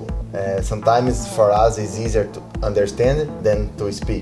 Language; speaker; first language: English; non-native, learner; Portuguese